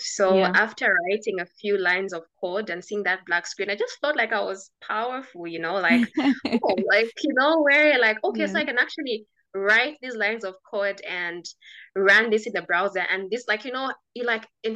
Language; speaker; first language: English; non-native, local second language; Bemba